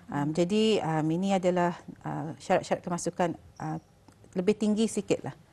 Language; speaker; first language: Malay; native; Malay